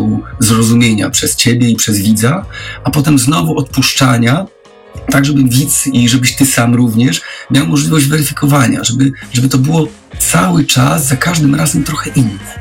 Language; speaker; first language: Polish; native; Polish